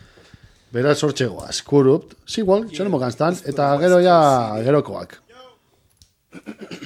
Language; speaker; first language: Basque; native; Basque